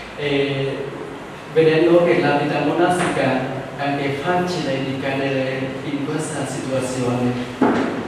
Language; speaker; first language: Italian; non-native, learner; Vietnamese